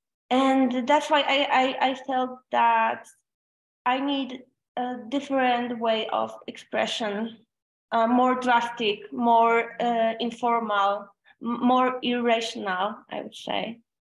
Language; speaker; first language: English; non-native, fluent; Polish